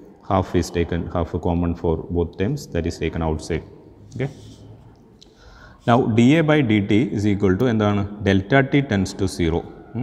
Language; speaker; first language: English; non-native, local second language; Malayalam